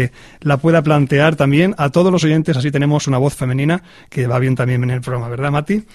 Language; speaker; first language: Spanish; native; Spanish